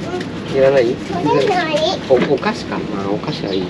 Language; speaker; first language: Vietnamese; non-native, learner; Japanese